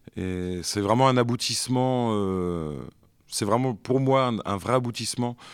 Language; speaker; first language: French; native; French